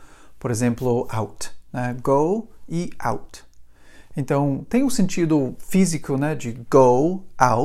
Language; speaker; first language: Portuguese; non-native, fluent; English